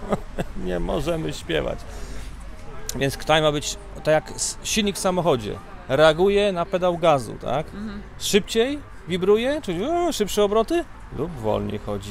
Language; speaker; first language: Polish; native; Polish